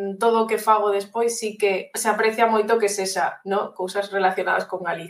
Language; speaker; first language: Galician; non-native, local second language; Spanish